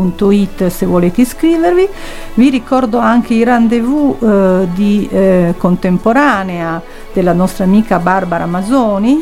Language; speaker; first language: Italian; native; Italian